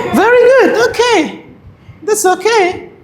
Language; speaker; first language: English; non-native, fluent; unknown